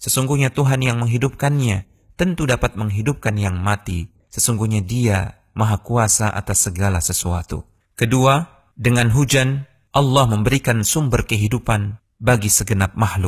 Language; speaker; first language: Indonesian; native; Indonesian